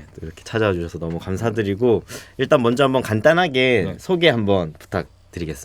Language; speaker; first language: Korean; native; Korean